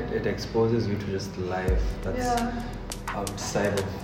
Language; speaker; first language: English; non-native, local second language; Tswana